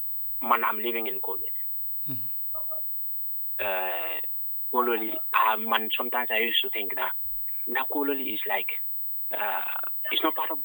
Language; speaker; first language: English; non-native, local second language; Wolof